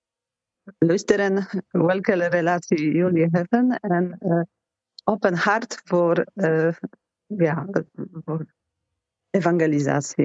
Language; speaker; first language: Dutch; non-native, learner; Polish